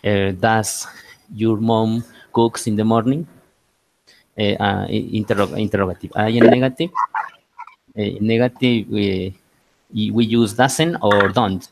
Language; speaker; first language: English; non-native, learner; Spanish